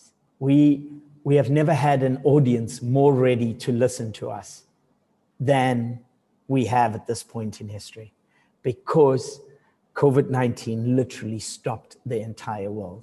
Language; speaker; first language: English; non-native, local second language; Zulu